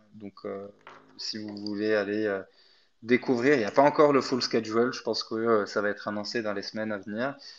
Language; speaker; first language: French; non-native, fluent; Arabic